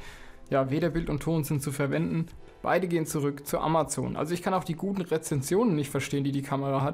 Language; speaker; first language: German; native; German